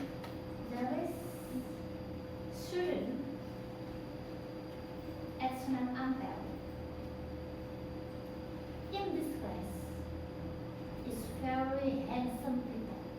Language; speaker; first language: English; non-native, learner; Indonesian